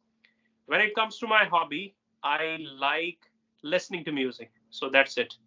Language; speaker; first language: English; non-native, local second language; Hindi